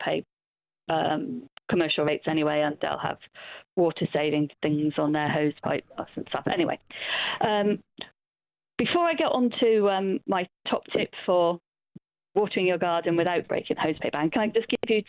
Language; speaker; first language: English; native; English